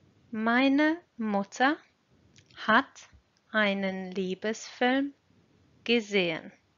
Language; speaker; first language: German; non-native, fluent; English